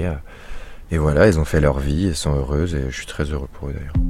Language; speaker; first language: French; native; French